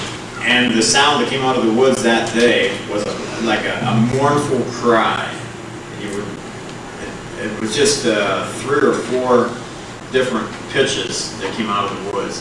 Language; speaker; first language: English; native; English